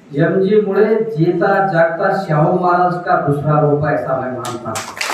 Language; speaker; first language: Hindi; non-native, local second language; Marathi